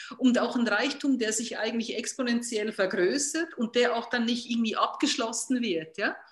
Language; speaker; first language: German; native; German